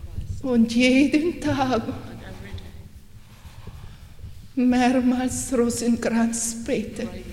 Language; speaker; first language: German; non-native, learner; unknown